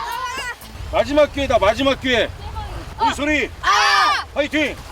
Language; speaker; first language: Korean; native; Korean